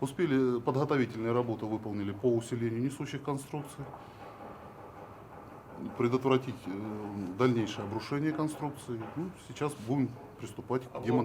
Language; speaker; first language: Russian; native; Russian